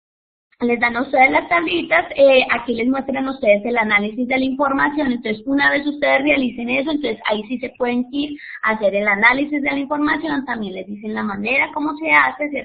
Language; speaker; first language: Spanish; native; Spanish